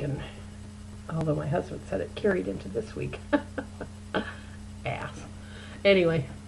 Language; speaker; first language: English; native; English